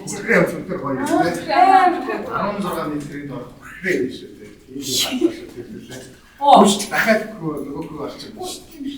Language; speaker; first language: Mongolian; native; Mongolian